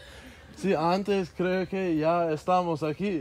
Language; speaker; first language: Spanish; non-native, learner; English